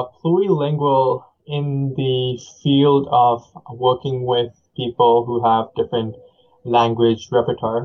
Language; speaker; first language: English; non-native, local second language; Punjabi